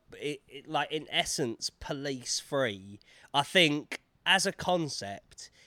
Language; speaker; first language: English; native; English